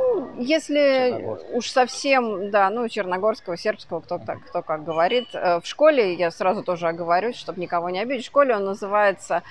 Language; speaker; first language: Russian; native; Russian